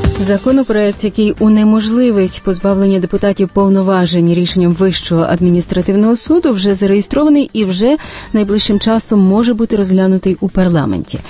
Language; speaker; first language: Ukrainian; native; Ukrainian